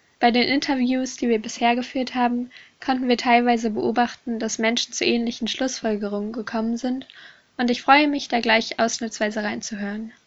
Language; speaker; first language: German; native; German